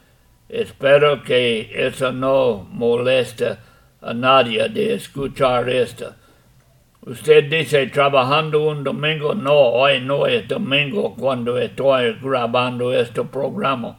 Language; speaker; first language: Spanish; non-native, fluent; English